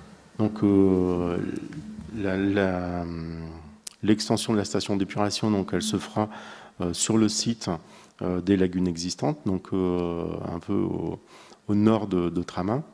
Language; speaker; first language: French; native; French